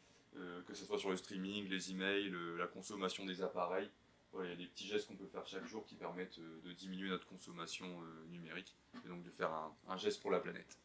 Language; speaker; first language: French; native; French